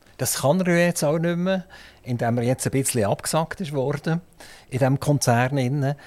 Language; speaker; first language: German; native; German